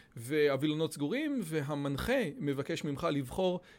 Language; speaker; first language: Hebrew; native; Hebrew